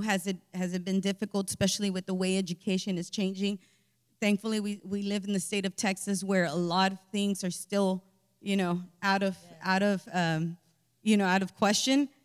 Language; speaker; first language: English; early bilingual, other home language; Spanish